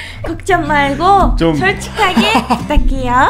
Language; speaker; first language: Korean; non-native, fluent; Japanese